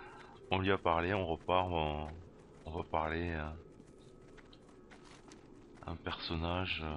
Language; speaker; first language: French; native; French